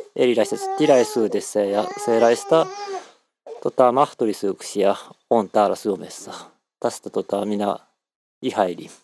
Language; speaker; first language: Finnish; non-native, learner; Japanese